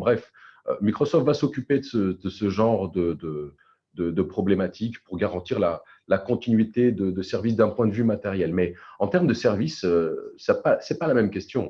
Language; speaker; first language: French; native; French